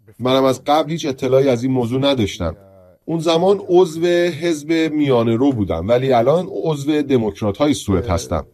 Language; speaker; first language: Persian; early bilingual, heritage; Persian